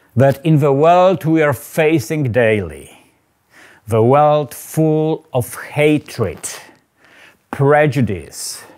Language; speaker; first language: English; non-native, fluent; Polish